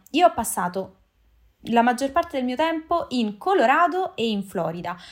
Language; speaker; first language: Italian; native; Italian